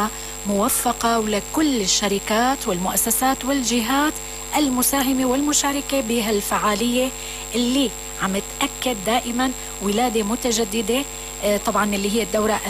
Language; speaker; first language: Arabic; native; Arabic